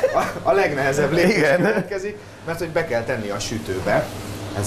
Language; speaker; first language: Hungarian; native; Hungarian